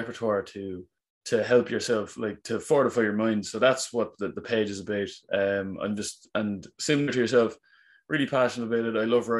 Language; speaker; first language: English; native; English